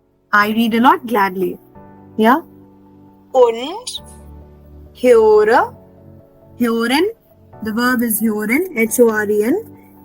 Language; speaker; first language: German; non-native, fluent; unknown